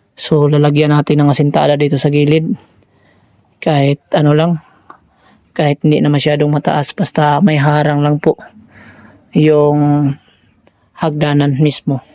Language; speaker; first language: Filipino; non-native, local second language; Cebuano